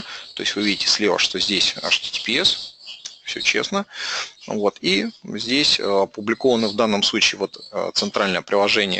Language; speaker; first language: Russian; native; Russian